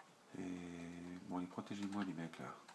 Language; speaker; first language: French; native; French